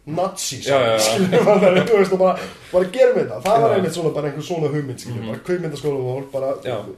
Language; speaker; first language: Icelandic; native; Icelandic